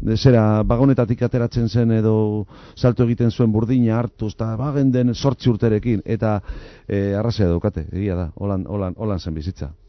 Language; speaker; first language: Basque; non-native, local second language; Spanish